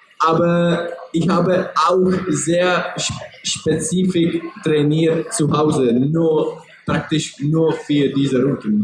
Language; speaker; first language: German; non-native, learner; Czech